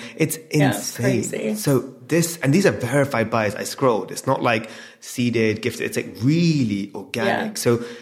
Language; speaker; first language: English; native; English